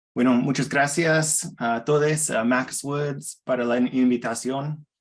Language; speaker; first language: Spanish; non-native, learner; English